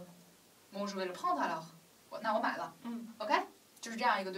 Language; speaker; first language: French; non-native, learner; Chinese